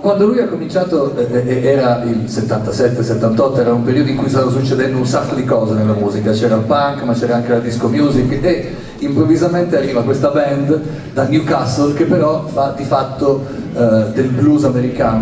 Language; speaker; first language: Italian; native; Italian